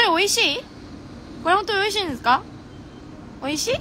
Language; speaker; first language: Japanese; non-native, fluent; Korean